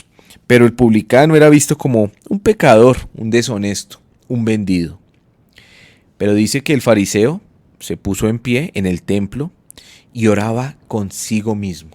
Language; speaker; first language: Spanish; native; Spanish